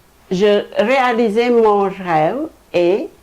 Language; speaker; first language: French; non-native, fluent; Khmer